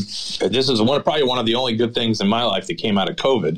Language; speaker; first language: English; native; English